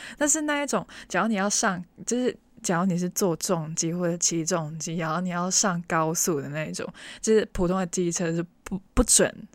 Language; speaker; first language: Chinese; non-native, local second language; Cantonese